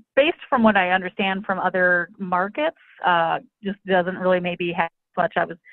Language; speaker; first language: English; native; English